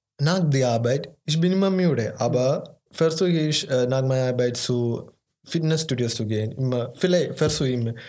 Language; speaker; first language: German; non-native, learner; Malayalam